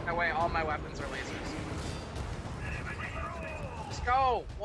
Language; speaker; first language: English; native; English